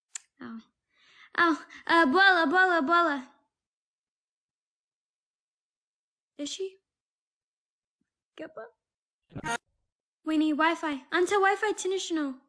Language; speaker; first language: Amharic; non-native, learner; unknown